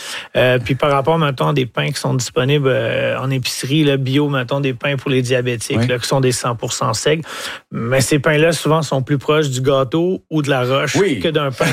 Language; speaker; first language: French; native; French